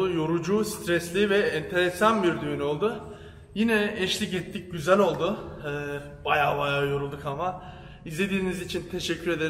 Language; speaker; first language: Turkish; native; Turkish